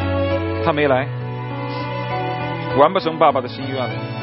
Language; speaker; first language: Chinese; native; Chinese